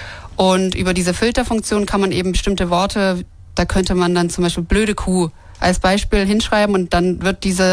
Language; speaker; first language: German; native; German